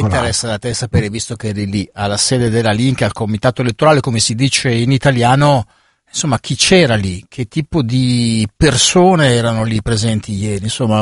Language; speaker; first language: Italian; native; Italian